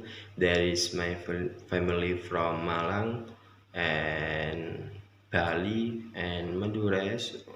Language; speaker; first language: English; non-native, learner; Indonesian